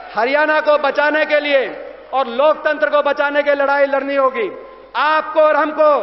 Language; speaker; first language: Hindi; native; Hindi